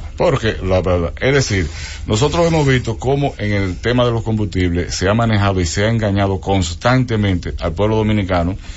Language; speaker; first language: Spanish; native; Spanish